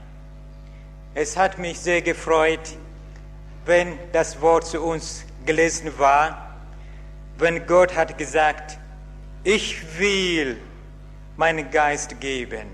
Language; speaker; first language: German; non-native, learner; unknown